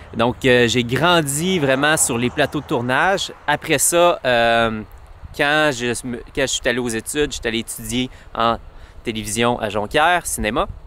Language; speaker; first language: French; native; French